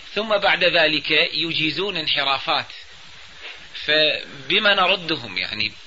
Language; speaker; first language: Arabic; native; Arabic